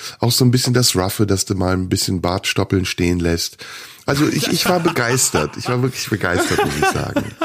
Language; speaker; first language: German; early bilingual, other home language; Turkish